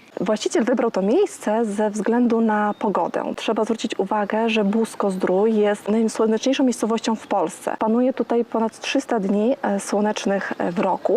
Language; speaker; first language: Polish; native; Polish